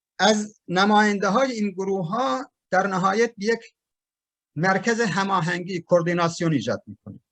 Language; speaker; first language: Persian; non-native, local second language; Turkmen